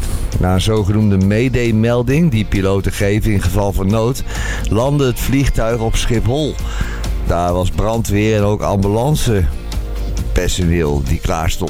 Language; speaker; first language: Dutch; native; Dutch